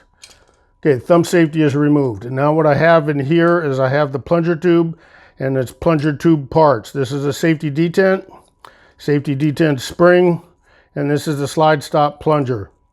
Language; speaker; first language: English; native; English